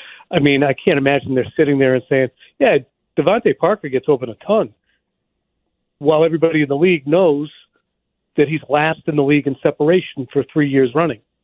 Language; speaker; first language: English; native; English